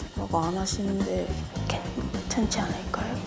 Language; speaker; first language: Korean; non-native, fluent; Mongolian